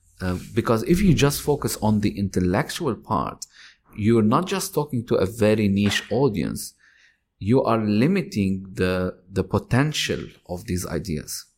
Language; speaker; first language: English; non-native, fluent; Arabic